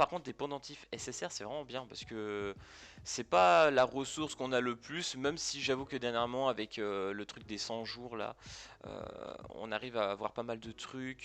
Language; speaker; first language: French; native; French